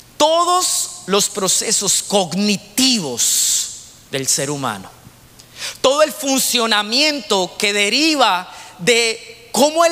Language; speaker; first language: Spanish; native; Spanish